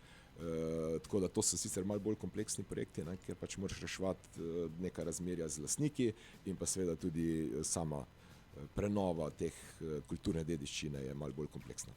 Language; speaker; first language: Slovenian; native; Slovenian